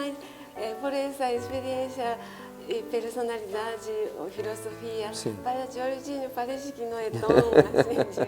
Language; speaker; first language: Portuguese; non-native, learner; Japanese